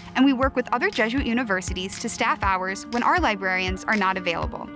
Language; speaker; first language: English; native; English